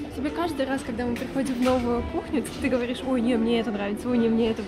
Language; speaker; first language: Russian; native; Russian